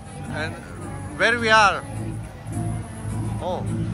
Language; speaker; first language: English; non-native, learner; Slovak